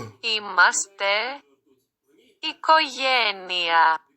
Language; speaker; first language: Greek; non-native, learner; Ukrainian